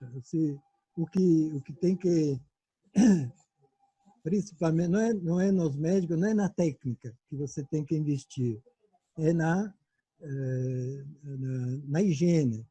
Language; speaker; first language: Portuguese; non-native, fluent; Italian